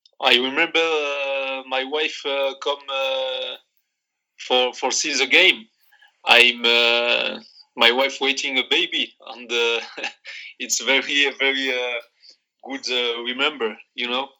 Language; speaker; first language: English; non-native, learner; Arabic